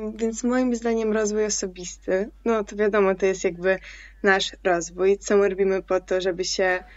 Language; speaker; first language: Polish; early bilingual, other home language; Russian